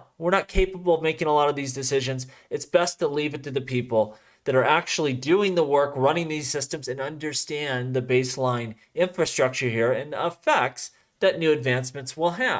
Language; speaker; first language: English; native; English